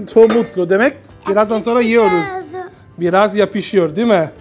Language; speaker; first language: Turkish; non-native, learner; Italian